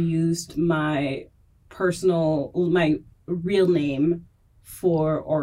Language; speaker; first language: English; non-native, fluent; French